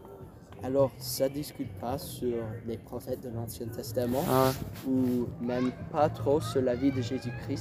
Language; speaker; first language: French; non-native, fluent; English